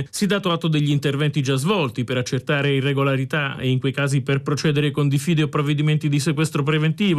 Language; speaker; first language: Italian; native; Italian